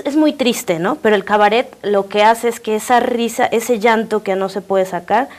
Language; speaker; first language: Spanish; native; Spanish